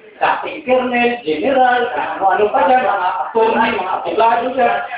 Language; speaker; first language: Filipino; native; Filipino